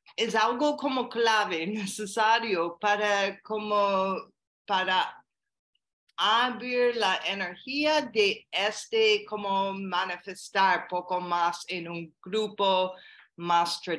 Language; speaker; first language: Spanish; non-native, learner; English